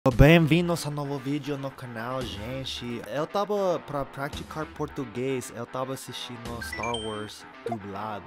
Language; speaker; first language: Portuguese; non-native, fluent; English